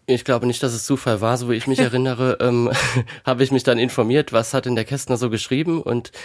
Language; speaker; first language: German; native; German